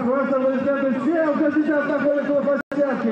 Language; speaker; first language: Russian; native; Russian